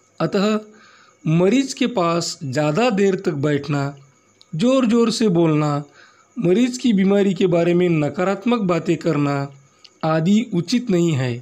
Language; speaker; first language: Hindi; non-native, local second language; Marathi